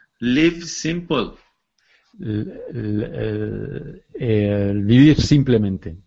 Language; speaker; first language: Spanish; non-native, learner; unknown